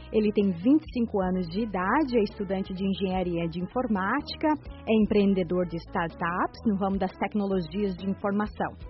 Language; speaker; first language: Portuguese; native; Portuguese